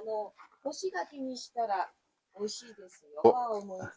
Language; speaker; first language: Japanese; native; Japanese